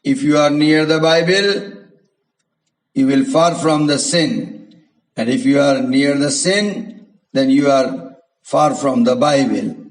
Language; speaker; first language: English; non-native, local second language; Hindi